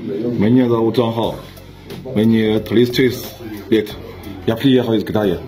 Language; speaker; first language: Russian; non-native, learner; Chinese